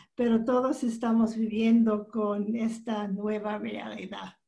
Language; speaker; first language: Spanish; non-native, learner; English